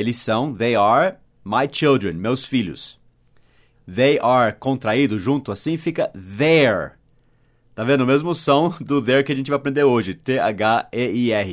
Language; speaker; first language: Portuguese; non-native, fluent; English